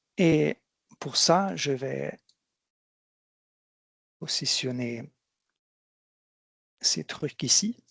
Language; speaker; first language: French; non-native, fluent; Swedish